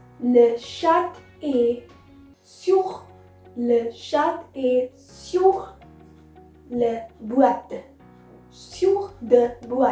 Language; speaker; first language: French; non-native, learner; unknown